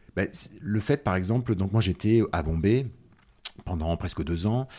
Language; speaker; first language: French; native; French